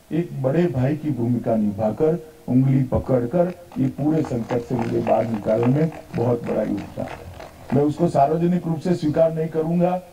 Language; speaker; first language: Hindi; non-native, local second language; Gujarati